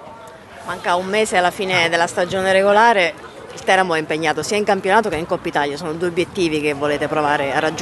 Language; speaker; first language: Italian; native; Italian